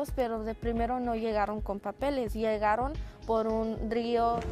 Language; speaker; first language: Spanish; early bilingual, heritage; Spanish